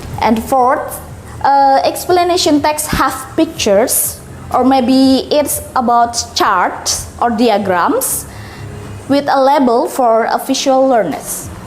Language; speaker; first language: English; non-native, learner; Indonesian